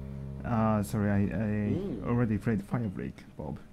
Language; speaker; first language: English; non-native, learner; Japanese